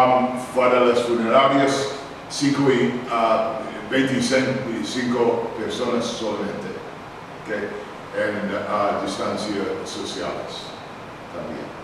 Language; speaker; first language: Spanish; non-native, learner; English